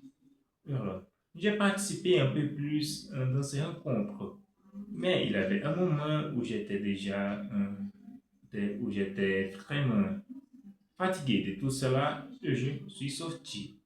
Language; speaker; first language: French; non-native, fluent; Portuguese